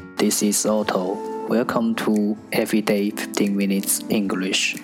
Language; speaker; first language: English; non-native, learner; Chinese